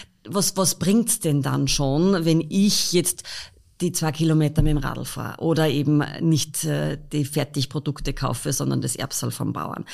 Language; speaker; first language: German; native; German